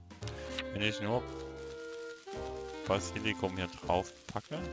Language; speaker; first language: German; native; German